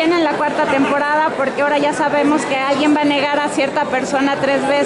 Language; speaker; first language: Spanish; native; Spanish